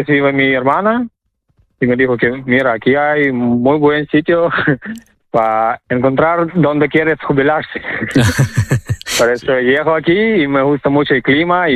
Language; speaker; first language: Spanish; non-native, learner; Ukrainian